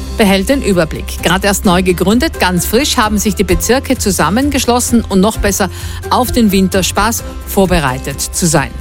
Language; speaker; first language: German; native; German